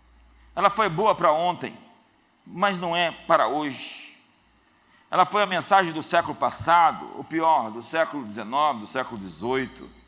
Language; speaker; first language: Portuguese; native; Portuguese